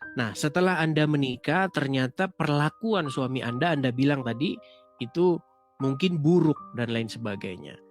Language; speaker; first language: Indonesian; native; Indonesian